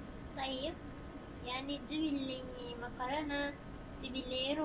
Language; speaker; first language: Arabic; non-native, learner; Amharic